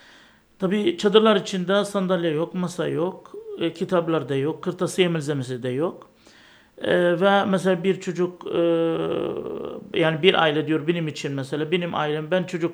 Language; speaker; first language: Turkish; non-native, fluent; Arabic